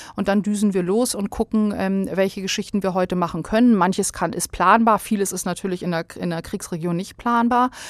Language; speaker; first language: German; early bilingual, other home language; Bosnian